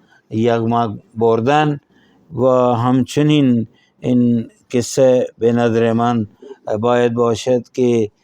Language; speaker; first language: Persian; non-native, fluent; Urdu